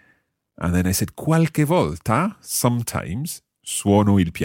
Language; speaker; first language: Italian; non-native, fluent; English